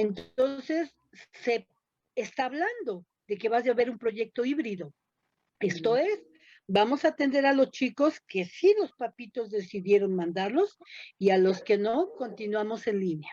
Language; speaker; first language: Spanish; native; Spanish